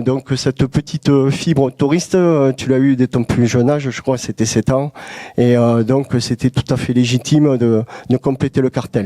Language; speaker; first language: French; native; French